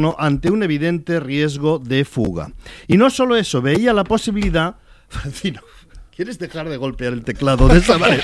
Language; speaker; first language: Spanish; native; Spanish